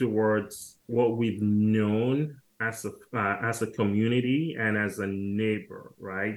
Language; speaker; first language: English; non-native, local second language; Krio